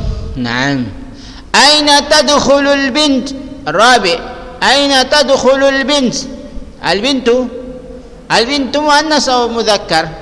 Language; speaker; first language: Arabic; non-native, fluent; Indonesian